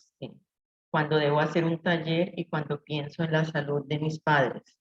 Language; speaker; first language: Spanish; native; Spanish